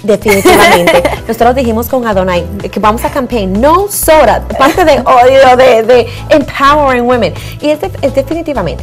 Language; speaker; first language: Spanish; native; Spanish